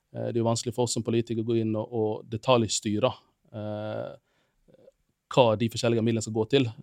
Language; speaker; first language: Norwegian; non-native, fluent; Finnish